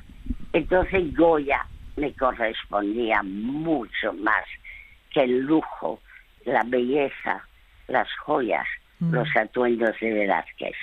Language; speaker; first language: Spanish; early bilingual, other home language; French